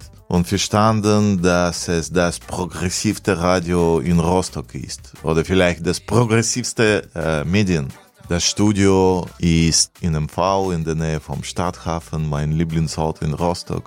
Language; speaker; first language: German; non-native, fluent; Russian